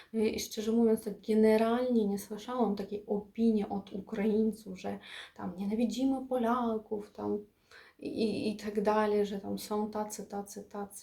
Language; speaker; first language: Polish; non-native, fluent; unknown